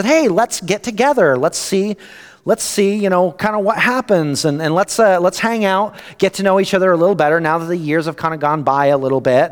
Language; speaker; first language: English; native; English